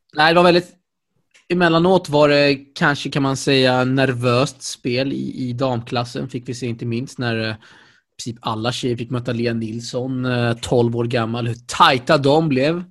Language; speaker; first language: Swedish; native; Swedish